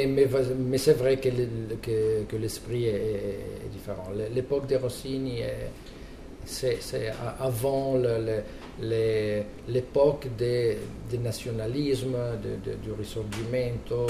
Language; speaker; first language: French; non-native, fluent; Italian